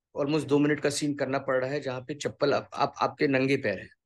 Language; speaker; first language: Hindi; non-native, local second language; Bangla